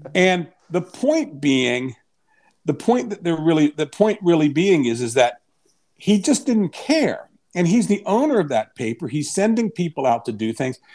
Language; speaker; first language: English; native; English